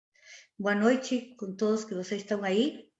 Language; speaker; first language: Portuguese; non-native, fluent; Spanish